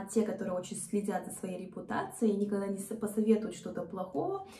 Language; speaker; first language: Russian; non-native, fluent; Korean